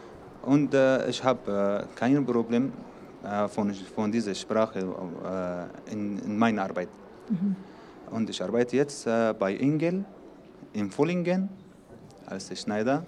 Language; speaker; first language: German; non-native, learner; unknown